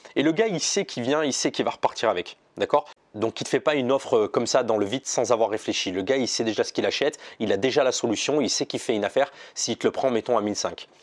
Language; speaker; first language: French; native; French